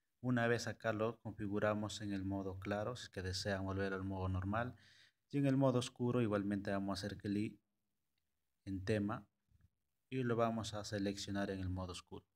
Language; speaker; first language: Spanish; native; Spanish